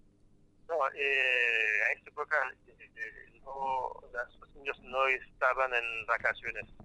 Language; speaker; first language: Spanish; non-native, fluent; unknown